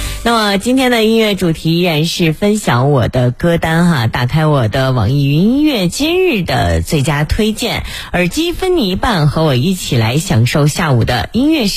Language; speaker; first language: Chinese; native; Chinese